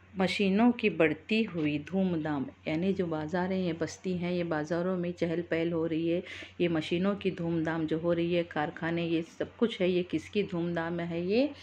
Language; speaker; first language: Urdu; native; Urdu